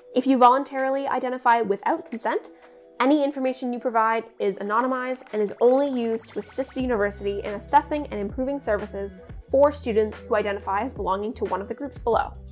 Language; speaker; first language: English; native; English